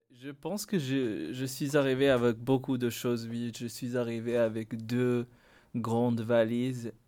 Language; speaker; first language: French; non-native, fluent; Spanish